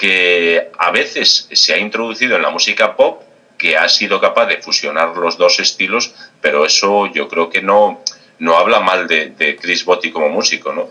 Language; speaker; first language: Spanish; native; Spanish